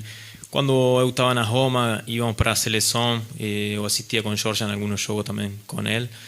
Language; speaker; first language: Portuguese; non-native, fluent; Spanish